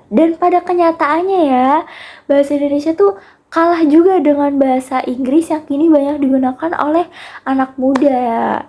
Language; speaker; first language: Indonesian; native; Indonesian